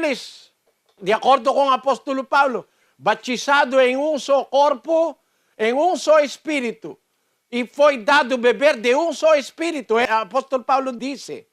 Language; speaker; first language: Portuguese; non-native, learner; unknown